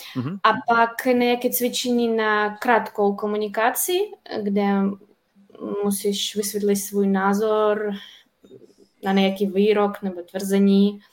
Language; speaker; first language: Czech; non-native, fluent; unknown